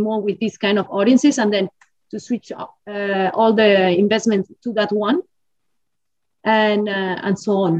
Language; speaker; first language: English; non-native, fluent; Spanish